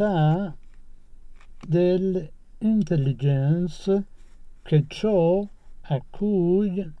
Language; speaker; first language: Italian; non-native, fluent; Persian